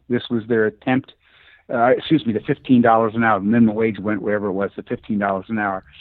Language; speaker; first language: English; native; English